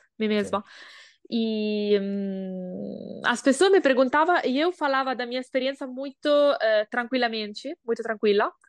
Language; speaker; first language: Portuguese; non-native, learner; Italian